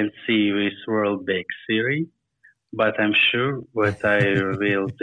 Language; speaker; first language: English; non-native, learner; Russian